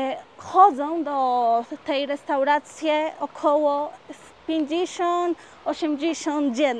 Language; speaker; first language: Polish; non-native, learner; Spanish